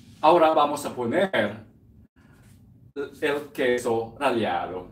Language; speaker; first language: Spanish; non-native, learner; Filipino